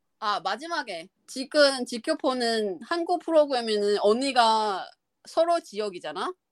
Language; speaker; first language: Korean; non-native, fluent; Chinese